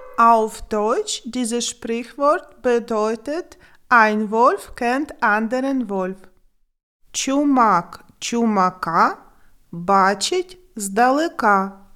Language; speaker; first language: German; non-native, learner; Ukrainian